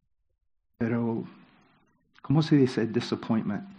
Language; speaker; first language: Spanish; non-native, fluent; English